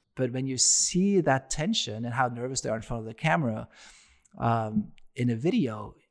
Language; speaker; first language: English; non-native, fluent; Norwegian